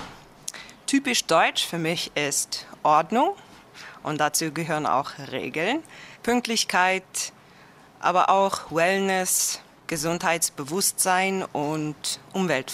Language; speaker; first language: German; non-native, fluent; Afrikaans